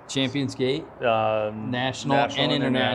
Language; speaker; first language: English; native; English